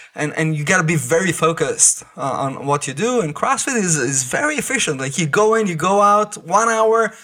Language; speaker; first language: English; non-native, fluent; Hebrew